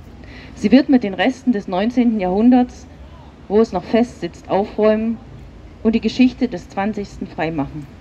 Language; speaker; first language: German; native; German